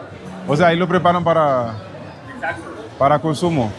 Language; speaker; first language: Spanish; non-native, fluent; Haitian Creole